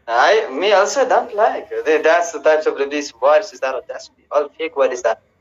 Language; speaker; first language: English; non-native, learner; Nepali